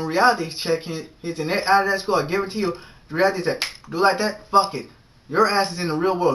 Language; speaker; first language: English; native; English